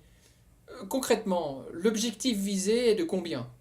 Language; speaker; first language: French; native; French